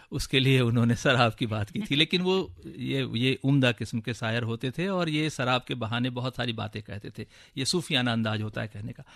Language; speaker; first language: Hindi; native; Hindi